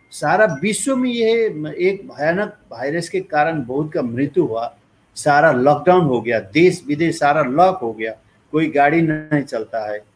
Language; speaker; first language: Hindi; non-native, local second language; Nepali